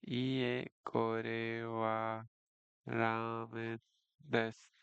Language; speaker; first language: Japanese; non-native, learner; Nepali